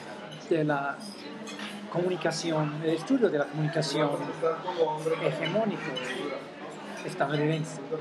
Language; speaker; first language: Spanish; non-native, fluent; English